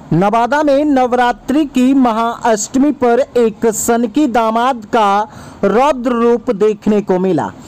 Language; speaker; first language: Hindi; native; Hindi